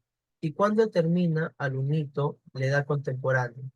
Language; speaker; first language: Spanish; native; Spanish